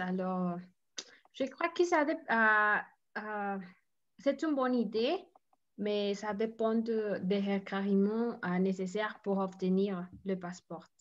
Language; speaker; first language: French; non-native, learner; Spanish